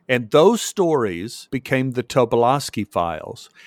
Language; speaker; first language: English; native; English